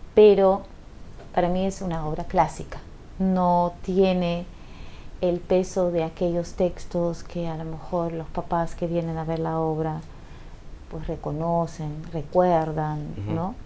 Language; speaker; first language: Spanish; non-native, fluent; Dutch